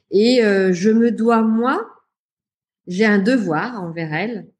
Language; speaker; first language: French; native; French